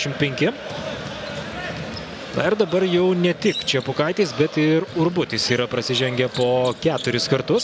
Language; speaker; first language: Lithuanian; native; Lithuanian